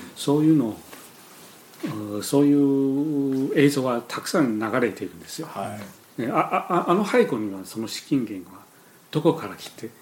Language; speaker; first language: Japanese; non-native, fluent; Chinese